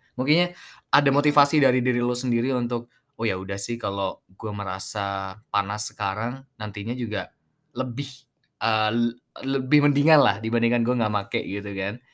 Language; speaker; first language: Indonesian; native; Indonesian